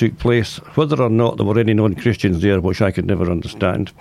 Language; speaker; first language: English; native; English